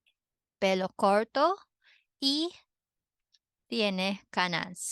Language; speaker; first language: Spanish; non-native, fluent; Filipino